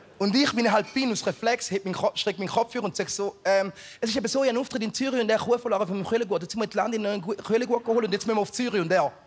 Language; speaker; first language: German; early bilingual, other home language; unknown